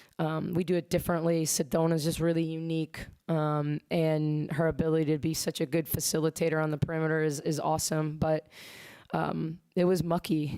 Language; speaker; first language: English; native; English